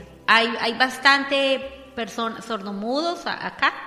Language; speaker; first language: Spanish; native; Spanish